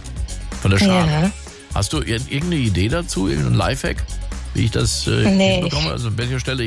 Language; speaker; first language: German; native; German